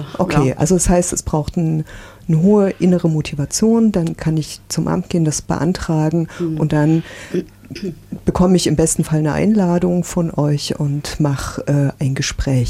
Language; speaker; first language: German; native; German